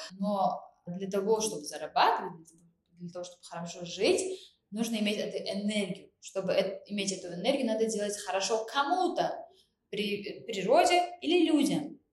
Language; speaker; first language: Russian; non-native, local second language; Uzbek